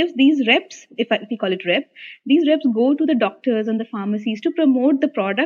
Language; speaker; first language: English; non-native, local second language; Hindi